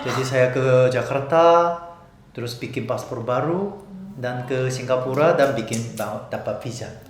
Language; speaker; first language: Indonesian; non-native, fluent; Korean